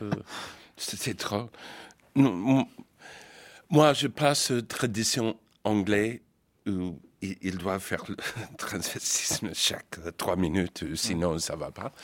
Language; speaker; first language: French; non-native, fluent; English